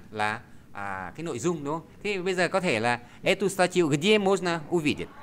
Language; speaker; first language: Vietnamese; native; Vietnamese